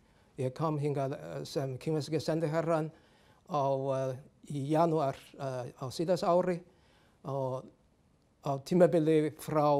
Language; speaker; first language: Icelandic; non-native, fluent; Chinese